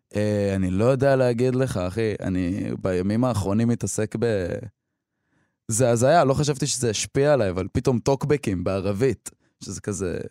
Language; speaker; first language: Hebrew; native; Hebrew